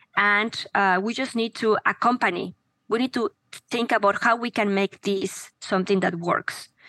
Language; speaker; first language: English; non-native, fluent; Spanish